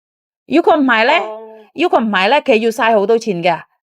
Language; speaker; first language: Cantonese; non-native, fluent; Indonesian